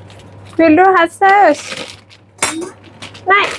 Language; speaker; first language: Norwegian; non-native, learner; Thai